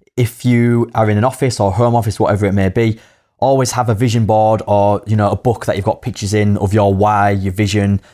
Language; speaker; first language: English; native; English